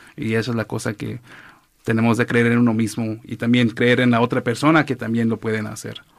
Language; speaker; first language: Spanish; early bilingual, heritage; Spanish